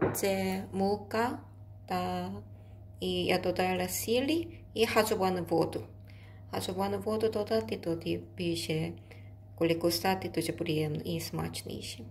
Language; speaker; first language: Ukrainian; non-native, learner; Korean